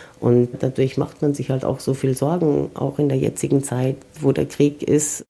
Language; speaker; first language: German; native; German